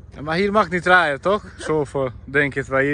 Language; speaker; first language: Dutch; non-native, learner; Polish